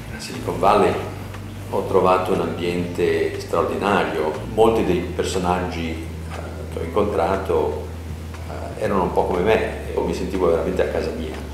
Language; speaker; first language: Italian; native; Italian